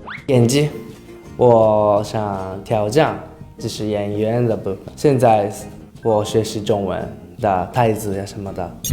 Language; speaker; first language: Chinese; non-native, learner; Japanese